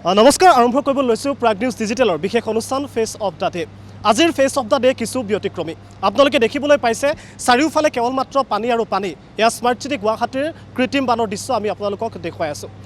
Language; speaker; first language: Assamese; native; Assamese